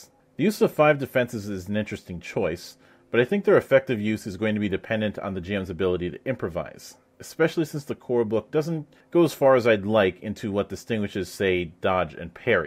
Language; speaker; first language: English; native; English